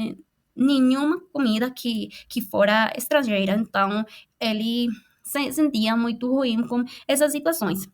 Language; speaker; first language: Portuguese; non-native, fluent; Spanish